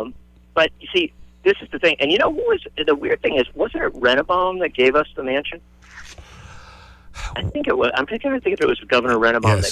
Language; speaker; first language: English; native; English